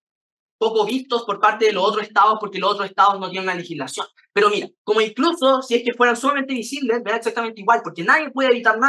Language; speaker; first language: Spanish; native; Spanish